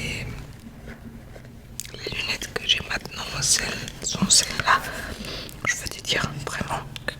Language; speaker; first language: French; non-native, learner; Spanish